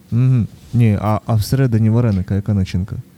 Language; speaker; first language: Ukrainian; native; Ukrainian